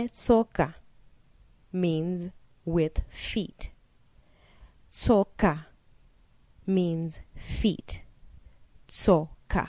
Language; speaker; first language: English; non-native, local second language; Shona